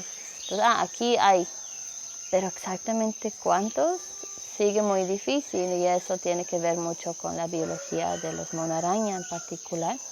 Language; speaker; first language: Spanish; non-native, fluent; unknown